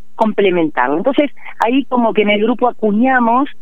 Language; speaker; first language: Spanish; native; Spanish